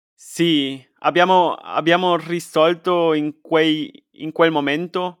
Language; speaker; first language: Italian; non-native, fluent; Spanish